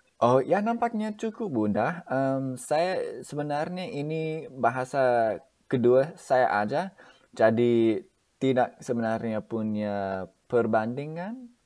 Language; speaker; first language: Indonesian; non-native, fluent; English